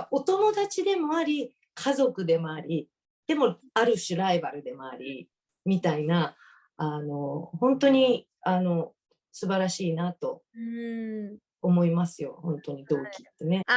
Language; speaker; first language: Japanese; native; Japanese